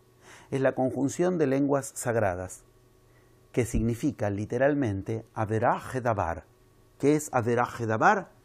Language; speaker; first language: Spanish; native; Spanish